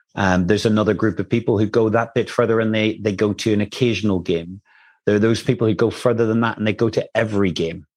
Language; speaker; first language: English; native; English